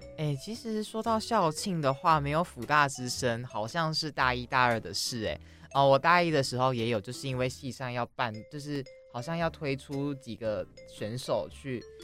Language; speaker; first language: Chinese; native; Chinese